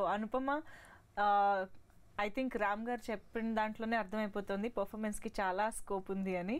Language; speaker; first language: Telugu; native; Telugu